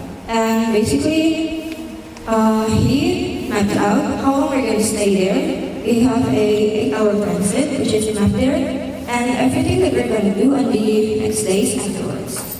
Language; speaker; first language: English; non-native, fluent; Indonesian